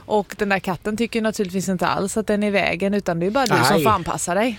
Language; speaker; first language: Swedish; native; Swedish